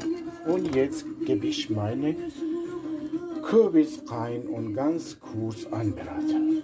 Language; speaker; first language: German; non-native, learner; Persian